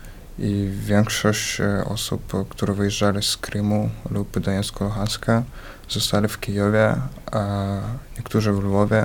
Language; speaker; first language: Polish; early bilingual, other home language; Ukrainian